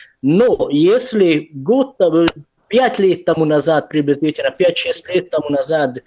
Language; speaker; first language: Russian; non-native, fluent; Hungarian